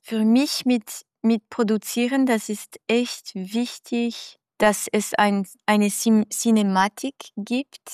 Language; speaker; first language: German; non-native, local second language; French